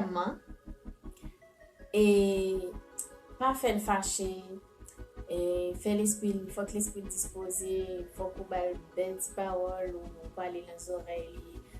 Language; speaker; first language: French; non-native, learner; Haitian Creole